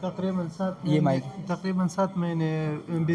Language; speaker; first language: Hindi; non-native, learner; Pashto